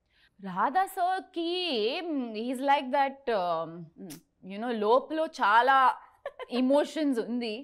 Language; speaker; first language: Telugu; non-native, learner; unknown